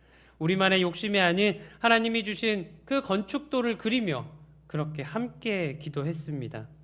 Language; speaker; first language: Korean; native; Korean